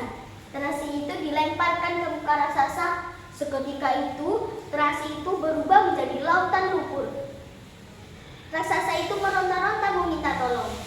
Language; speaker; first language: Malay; non-native, local second language; Javanese